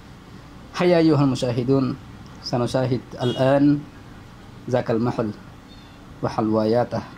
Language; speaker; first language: Arabic; non-native, learner; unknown